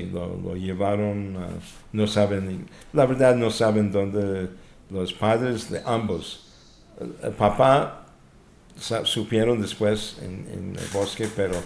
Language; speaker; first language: Spanish; non-native, fluent; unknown